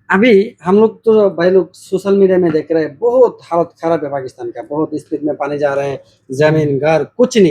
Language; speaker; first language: Hindi; non-native, learner; Bangla